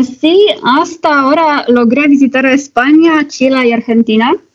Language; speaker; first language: Spanish; non-native, learner; Polish